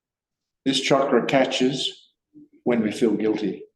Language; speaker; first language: English; native; English